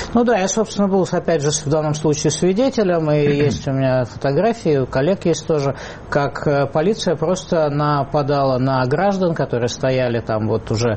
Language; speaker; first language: Russian; native; Russian